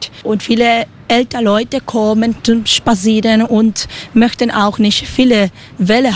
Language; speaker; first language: German; non-native, learner; Spanish